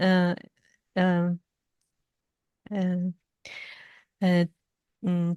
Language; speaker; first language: French; non-native, learner; Chinese